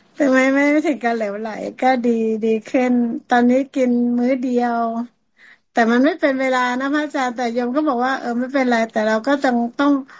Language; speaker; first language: Thai; native; Thai